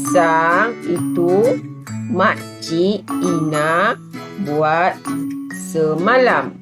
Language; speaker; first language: Malay; native; Malay